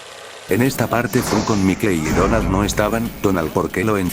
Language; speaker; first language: Spanish; native; Spanish